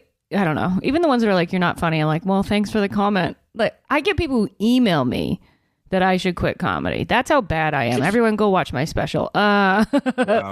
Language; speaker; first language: English; native; English